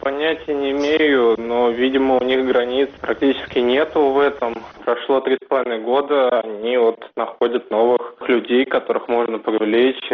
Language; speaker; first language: Russian; native; Russian